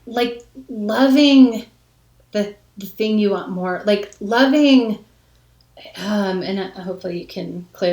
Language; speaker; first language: English; native; English